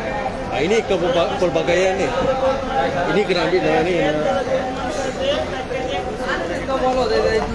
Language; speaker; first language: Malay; non-native, local second language; Tamil